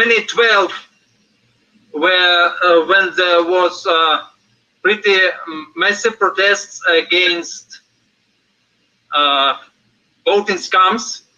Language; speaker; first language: English; non-native, fluent; Russian